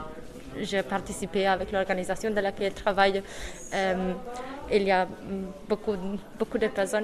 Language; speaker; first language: French; non-native, fluent; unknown